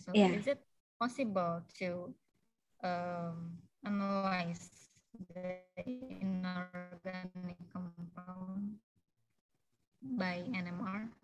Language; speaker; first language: English; non-native, fluent; Indonesian